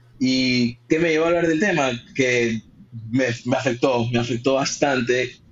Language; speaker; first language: Spanish; early bilingual, heritage; Spanish